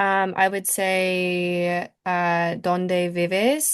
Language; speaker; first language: Spanish; non-native, learner; English